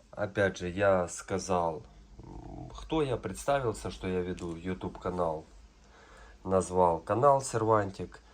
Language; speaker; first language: Ukrainian; non-native, local second language; Russian